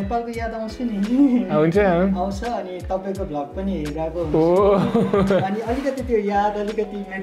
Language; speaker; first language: Nepali; native; Nepali